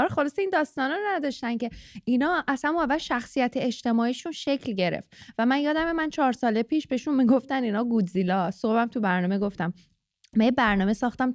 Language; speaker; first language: Persian; native; Persian